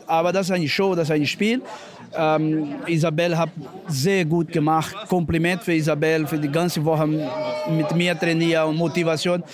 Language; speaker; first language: German; non-native, learner; Portuguese